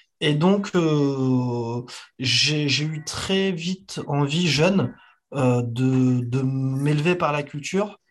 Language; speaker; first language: French; native; French